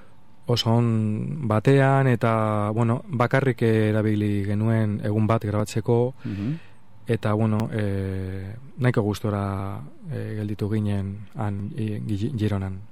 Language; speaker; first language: Basque; non-native, local second language; Spanish